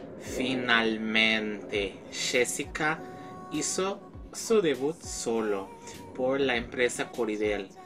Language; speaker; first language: Spanish; non-native, fluent; Portuguese